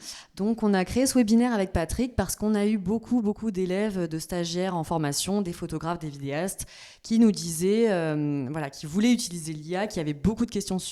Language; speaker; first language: French; native; French